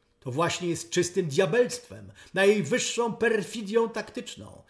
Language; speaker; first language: Polish; native; Polish